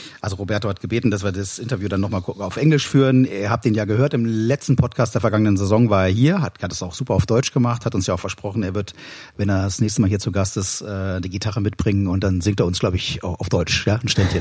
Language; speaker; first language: German; native; German